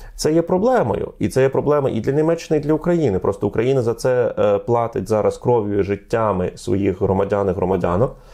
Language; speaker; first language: Ukrainian; non-native, fluent; Russian